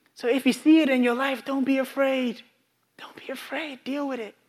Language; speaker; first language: English; non-native, local second language; Akan